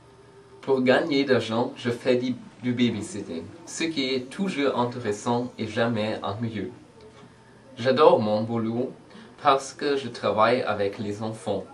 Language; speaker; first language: French; non-native, learner; English